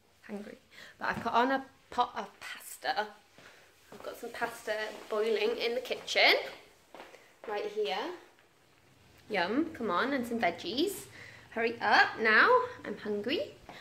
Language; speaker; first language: English; native; English